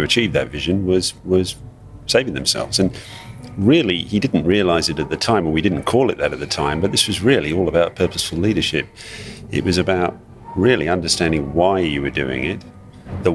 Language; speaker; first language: English; native; English